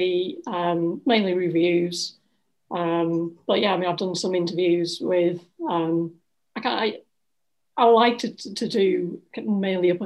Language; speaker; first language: English; native; English